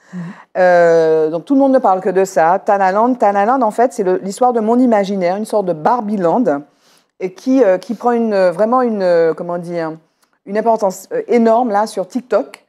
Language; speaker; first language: French; native; French